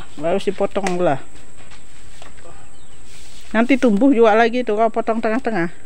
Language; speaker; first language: Malay; native; Malay